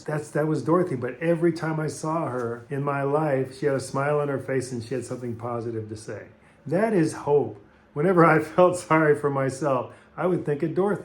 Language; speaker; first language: English; native; English